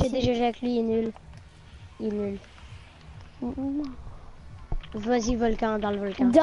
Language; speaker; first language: French; native; French